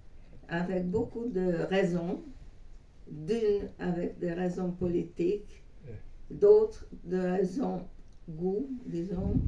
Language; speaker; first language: French; non-native, fluent; Hungarian